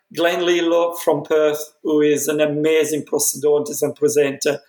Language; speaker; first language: English; non-native, fluent; Italian